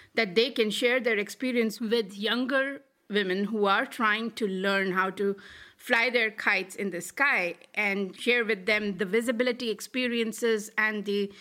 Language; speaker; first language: English; non-native, local second language; Hindi